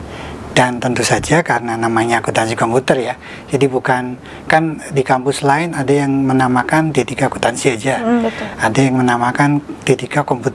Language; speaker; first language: Indonesian; native; Indonesian